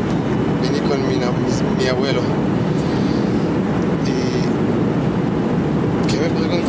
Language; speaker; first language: Spanish; early bilingual, heritage; Hebrew